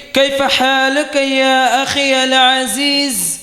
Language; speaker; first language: Arabic; non-native, learner; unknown